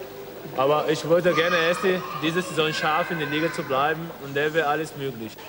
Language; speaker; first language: German; non-native, learner; Portuguese